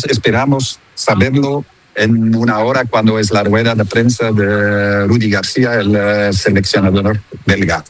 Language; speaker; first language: Spanish; non-native, fluent; Dutch